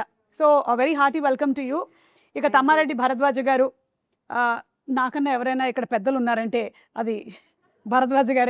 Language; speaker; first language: Telugu; native; Telugu